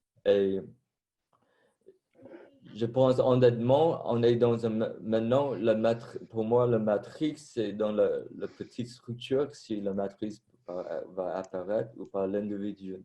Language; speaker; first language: French; non-native, fluent; Vietnamese